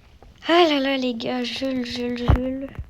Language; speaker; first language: French; native; French